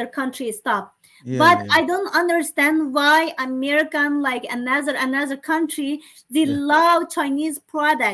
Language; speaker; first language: English; non-native, learner; Chinese